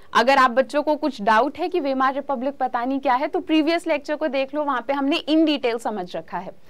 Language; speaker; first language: Hindi; native; Hindi